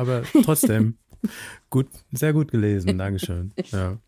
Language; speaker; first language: German; non-native, fluent; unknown